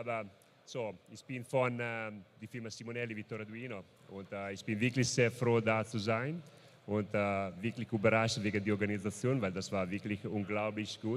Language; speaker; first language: German; non-native, fluent; Italian